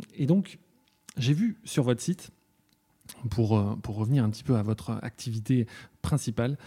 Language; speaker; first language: French; native; French